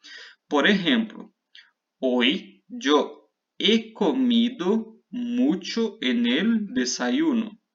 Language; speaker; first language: Spanish; non-native, fluent; Portuguese